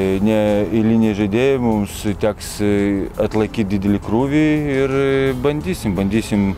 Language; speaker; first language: Lithuanian; non-native, local second language; Russian